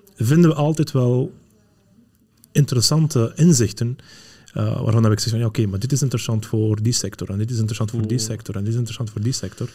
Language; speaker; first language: Dutch; early bilingual, other home language; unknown